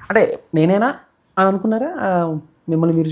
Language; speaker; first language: Telugu; native; Telugu